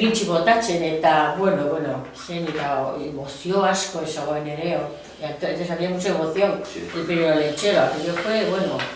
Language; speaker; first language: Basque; non-native, local second language; Spanish